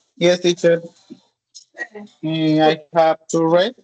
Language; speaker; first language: English; non-native, learner; Spanish